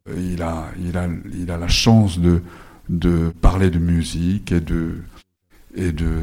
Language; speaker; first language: French; non-native, fluent; Japanese